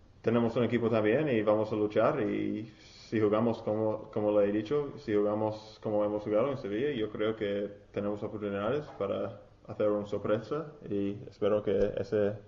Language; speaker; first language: Spanish; non-native, learner; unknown